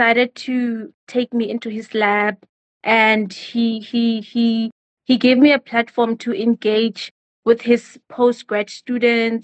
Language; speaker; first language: English; non-native, local second language; Northern Sotho